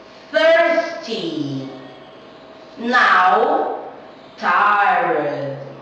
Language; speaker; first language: English; non-native, fluent; Portuguese